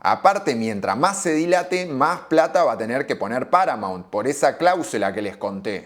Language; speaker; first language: Spanish; native; Spanish